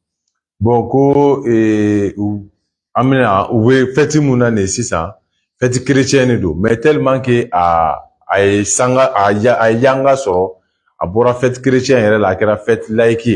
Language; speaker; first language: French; non-native, local second language; Bambara